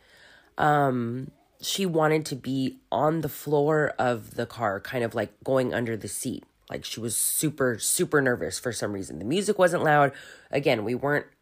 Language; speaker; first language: English; native; English